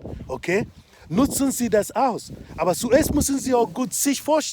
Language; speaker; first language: German; non-native, fluent; Igbo